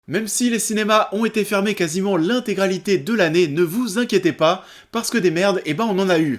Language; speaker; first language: French; native; French